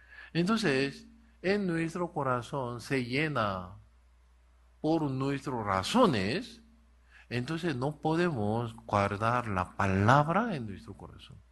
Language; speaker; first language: Spanish; non-native, learner; Korean